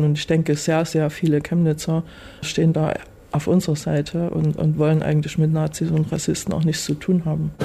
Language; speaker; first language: German; native; German